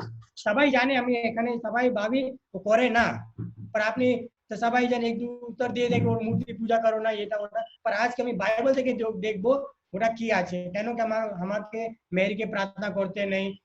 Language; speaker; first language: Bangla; non-native, learner; Hindi